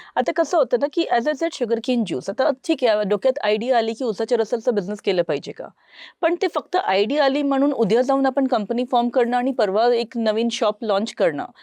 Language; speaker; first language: Marathi; non-native, local second language; Marwari